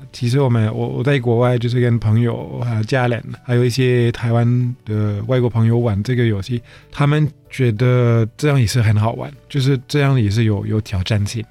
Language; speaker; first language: Chinese; non-native, fluent; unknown